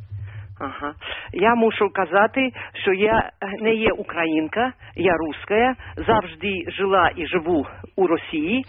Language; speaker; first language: Ukrainian; non-native, learner; Russian